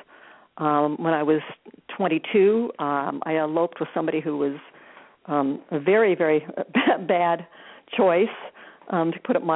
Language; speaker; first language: English; native; English